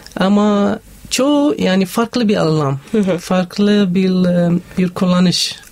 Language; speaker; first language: Turkish; non-native, learner; Arabic